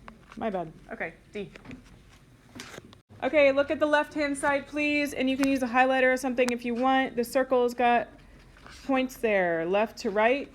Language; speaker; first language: English; native; English